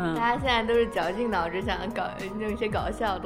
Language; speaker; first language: Chinese; native; Chinese